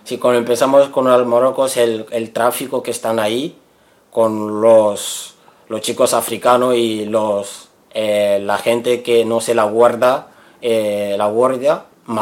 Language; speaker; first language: Spanish; non-native, learner; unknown